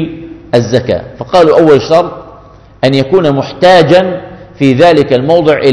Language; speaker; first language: Arabic; native; Arabic